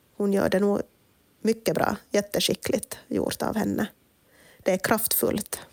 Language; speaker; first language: Swedish; native; Swedish